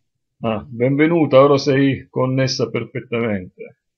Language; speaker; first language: Italian; native; Italian